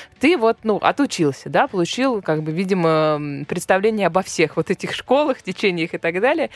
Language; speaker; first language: Russian; native; Russian